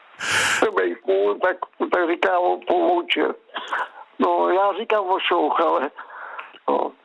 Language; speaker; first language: Czech; native; Czech